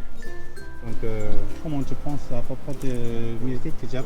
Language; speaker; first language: French; non-native, learner; Japanese